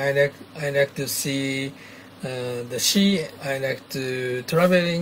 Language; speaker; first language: English; non-native, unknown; Japanese